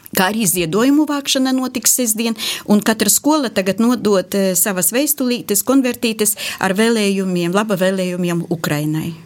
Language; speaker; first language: Latvian; non-native, fluent; Ukrainian